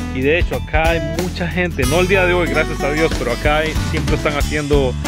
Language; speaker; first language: Spanish; native; Spanish